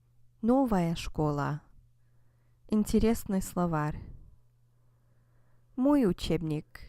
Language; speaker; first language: Russian; non-native, fluent; English